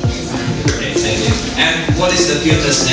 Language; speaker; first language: English; non-native, fluent; Indonesian